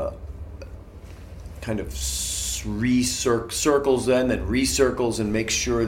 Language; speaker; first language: English; native; English